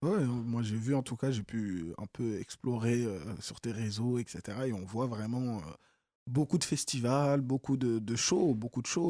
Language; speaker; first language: French; native; French